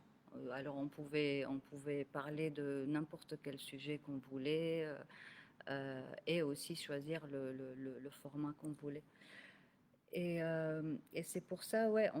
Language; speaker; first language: French; non-native, local second language; Arabic